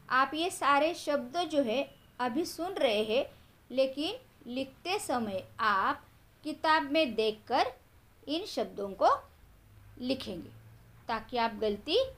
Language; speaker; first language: Hindi; non-native, local second language; Marathi